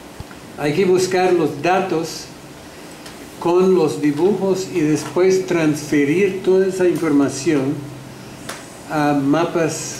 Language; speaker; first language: Spanish; non-native, fluent; English